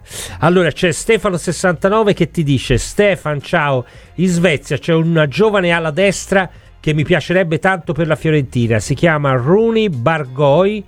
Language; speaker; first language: Italian; native; Italian